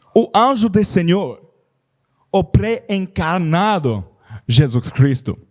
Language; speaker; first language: Portuguese; non-native, learner; English